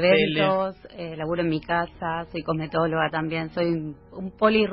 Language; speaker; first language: Spanish; native; Spanish